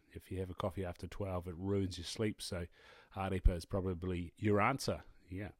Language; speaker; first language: English; native; English